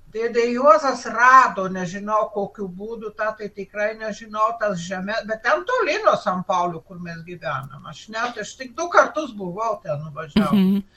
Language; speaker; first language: Lithuanian; early bilingual, heritage; Lithuanian